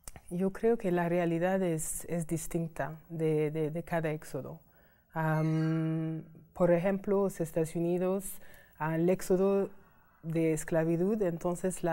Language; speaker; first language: Spanish; non-native, fluent; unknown